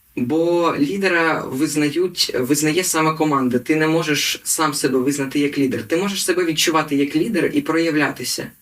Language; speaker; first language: Ukrainian; native; Ukrainian